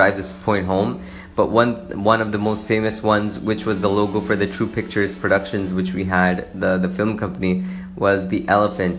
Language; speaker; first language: English; native; English